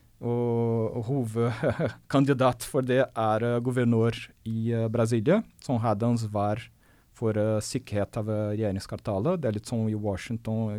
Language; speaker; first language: Norwegian; non-native, fluent; Portuguese